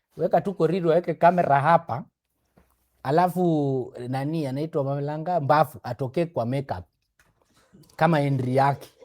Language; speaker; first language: Swahili; native; Swahili